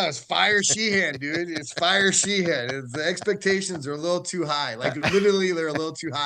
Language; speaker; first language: English; native; English